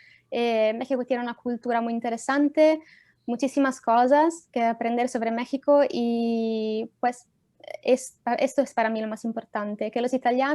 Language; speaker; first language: Spanish; non-native, fluent; Italian